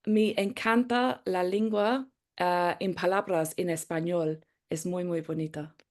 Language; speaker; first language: Spanish; non-native, learner; English